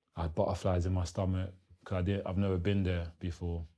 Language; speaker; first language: English; early bilingual, other home language; Lingala